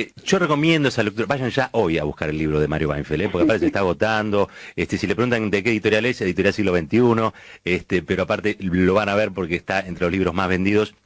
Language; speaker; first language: Spanish; native; Spanish